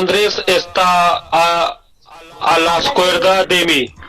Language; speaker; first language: Spanish; non-native, learner; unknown